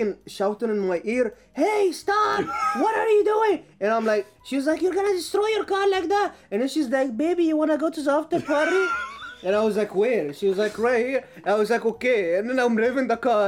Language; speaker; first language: English; non-native, fluent; Arabic